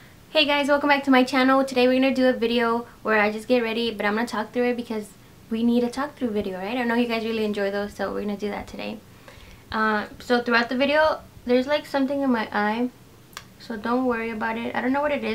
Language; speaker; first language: English; early bilingual, other home language; Spanish